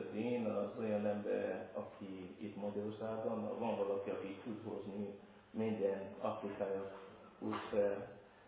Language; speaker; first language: Hungarian; non-native, learner; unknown